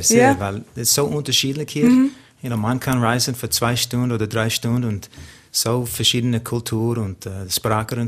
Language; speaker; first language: German; non-native, learner; English